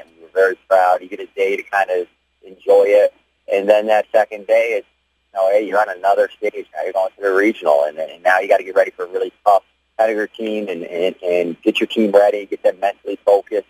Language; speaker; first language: English; native; English